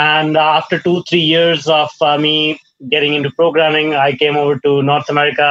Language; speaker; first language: English; non-native, local second language; Hindi